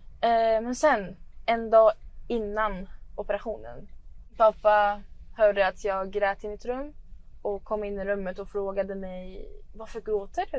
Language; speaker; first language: Swedish; early bilingual, other home language; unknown